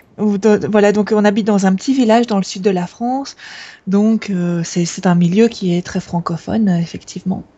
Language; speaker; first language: French; native; French